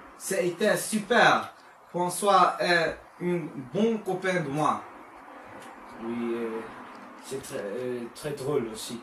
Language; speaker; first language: French; non-native, learner; Dutch